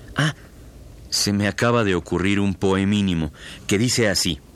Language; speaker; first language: Spanish; native; Spanish